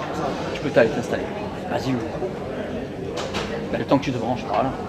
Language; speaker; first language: French; native; French